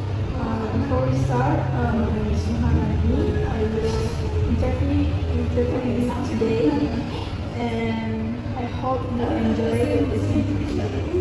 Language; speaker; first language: English; non-native, learner; Indonesian